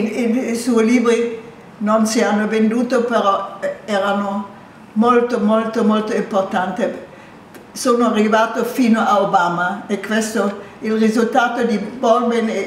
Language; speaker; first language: Italian; non-native, fluent; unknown